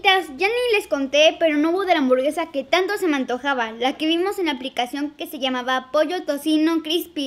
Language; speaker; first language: Spanish; native; Spanish